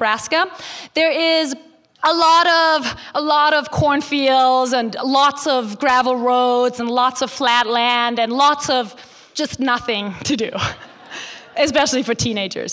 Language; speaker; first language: English; non-native, fluent; German